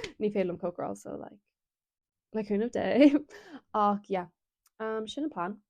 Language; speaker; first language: Irish; non-native, local second language; English